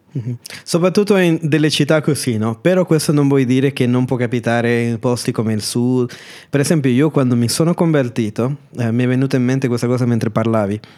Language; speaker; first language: Italian; non-native, fluent; Spanish